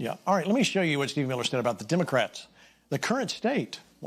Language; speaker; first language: English; native; English